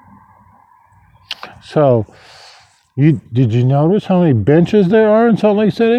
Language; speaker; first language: English; native; English